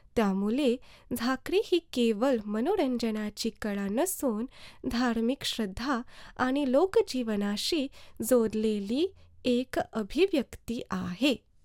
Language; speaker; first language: Marathi; early bilingual, heritage; Marathi